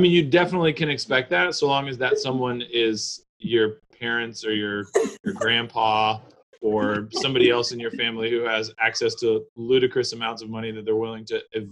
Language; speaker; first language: English; native; English